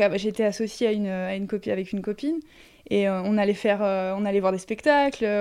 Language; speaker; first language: French; native; French